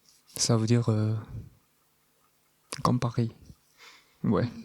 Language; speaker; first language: French; non-native, learner; Korean